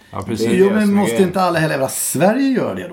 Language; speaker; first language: Swedish; native; Swedish